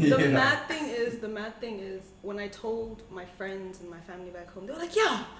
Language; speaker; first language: English; non-native, local second language; Tswana